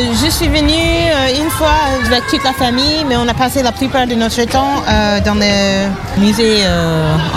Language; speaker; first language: French; non-native, fluent; English